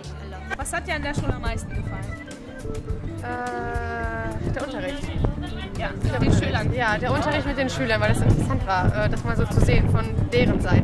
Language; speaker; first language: German; native; German